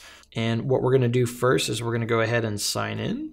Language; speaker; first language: English; native; English